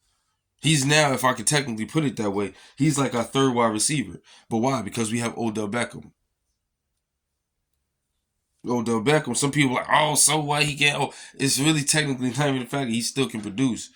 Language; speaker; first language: English; native; English